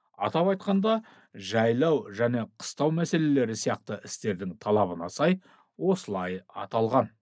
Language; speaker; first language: Kazakh; native; Kazakh